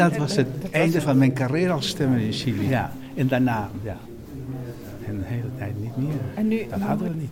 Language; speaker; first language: Dutch; non-native, fluent; Spanish